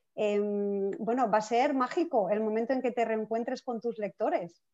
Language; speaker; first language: Spanish; native; Spanish